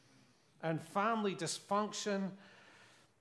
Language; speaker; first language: English; native; English